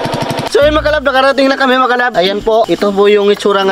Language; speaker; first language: Filipino; non-native, local second language; Cebuano